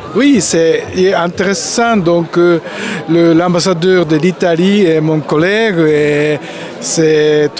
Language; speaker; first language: French; non-native, learner; Japanese